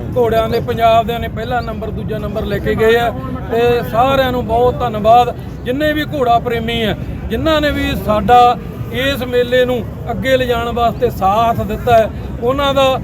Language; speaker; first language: Punjabi; native; Punjabi